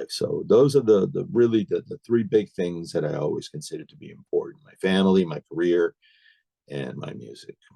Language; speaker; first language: English; native; English